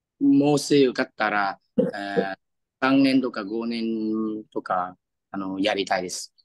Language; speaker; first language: Japanese; non-native, learner; Vietnamese